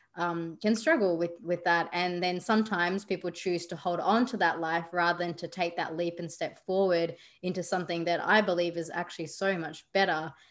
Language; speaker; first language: English; native; English